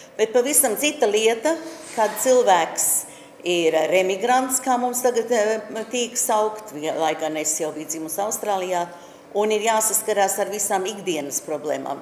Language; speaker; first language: Latvian; early bilingual, heritage; Latvian